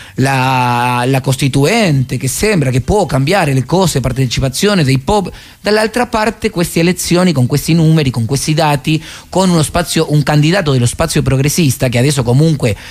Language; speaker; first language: Italian; non-native, fluent; Spanish